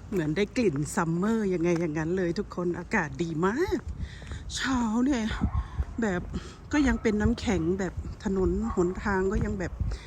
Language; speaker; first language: Thai; native; Thai